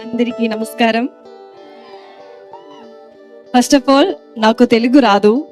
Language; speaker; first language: Telugu; non-native, learner; Malayalam